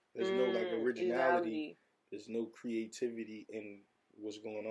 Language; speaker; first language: English; native; English